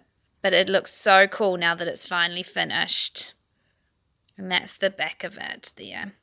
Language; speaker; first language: English; native; English